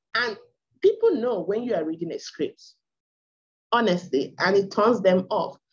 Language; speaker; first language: English; non-native, local second language; Igbo